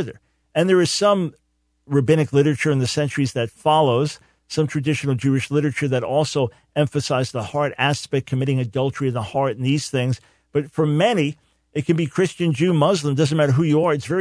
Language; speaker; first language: English; native; English